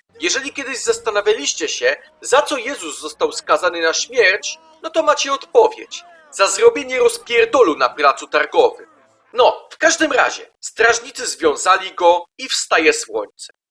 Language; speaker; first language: Polish; native; Polish